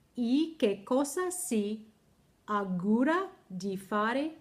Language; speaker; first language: Italian; non-native, learner; English